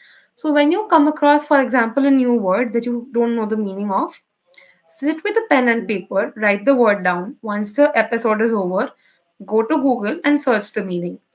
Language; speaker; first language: English; non-native, local second language; Bangla